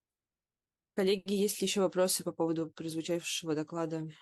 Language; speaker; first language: Russian; native; Russian